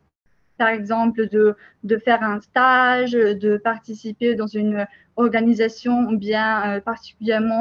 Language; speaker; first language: French; non-native, fluent; Albanian